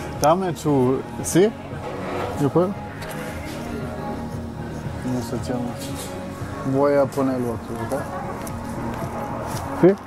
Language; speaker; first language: Spanish; non-native, learner; English